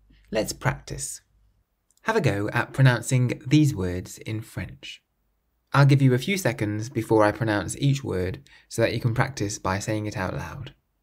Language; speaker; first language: English; native; English